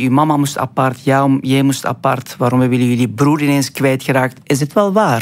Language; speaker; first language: Dutch; non-native, fluent; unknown